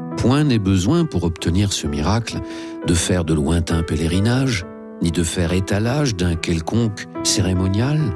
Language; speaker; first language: French; native; French